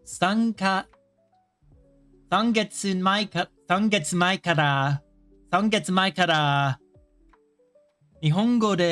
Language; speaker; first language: Japanese; non-native, learner; English